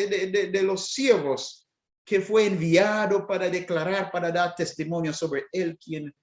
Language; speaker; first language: Spanish; non-native, fluent; English